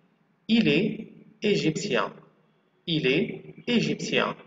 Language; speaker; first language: French; non-native, fluent; Arabic